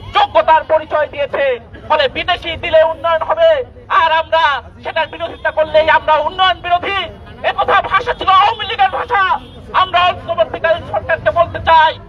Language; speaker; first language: Bangla; native; Bangla